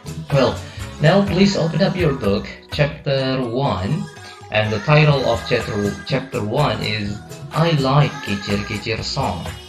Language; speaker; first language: English; non-native, fluent; Indonesian